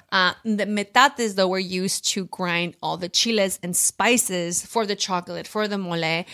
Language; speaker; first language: English; early bilingual, other home language; Spanish